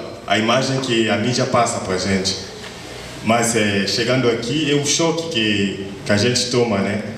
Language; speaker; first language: Portuguese; non-native, fluent; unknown